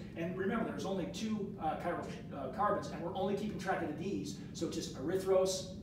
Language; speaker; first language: English; native; English